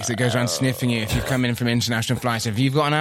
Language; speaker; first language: English; native; English